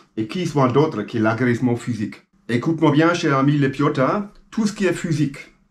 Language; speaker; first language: French; non-native, fluent; German